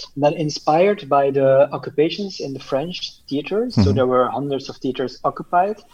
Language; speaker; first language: English; non-native, fluent; Dutch